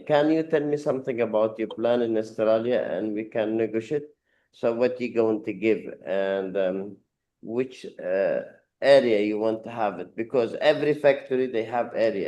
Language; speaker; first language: English; non-native, learner; Arabic